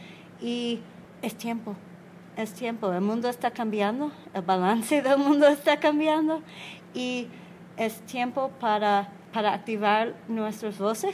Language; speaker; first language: Spanish; non-native, learner; English